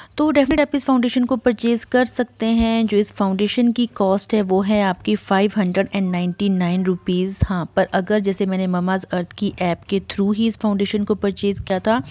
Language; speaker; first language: Hindi; native; Hindi